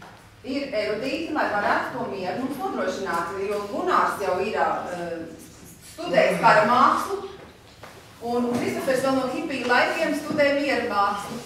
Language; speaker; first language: Latvian; native; Latvian